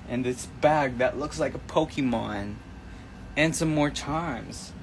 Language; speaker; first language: English; non-native, local second language; Filipino